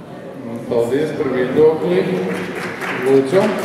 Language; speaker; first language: Latvian; native; Latvian